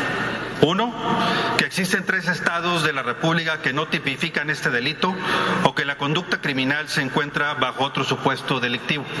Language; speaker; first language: Spanish; native; Spanish